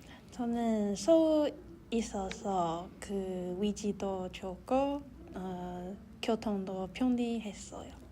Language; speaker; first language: Korean; non-native, learner; Chinese